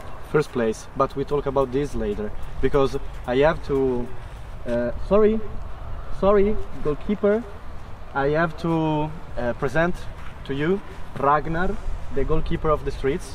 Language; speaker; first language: English; non-native, learner; Italian